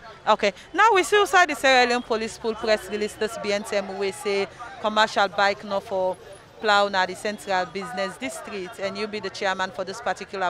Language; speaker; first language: English; non-native, local second language; Krio